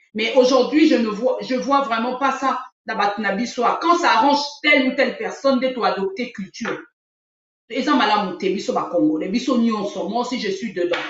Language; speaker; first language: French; non-native, local second language; Lingala